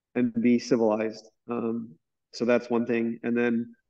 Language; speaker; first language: English; native; English